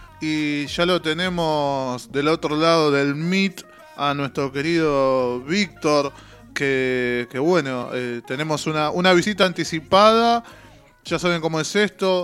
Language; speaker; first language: Spanish; native; Spanish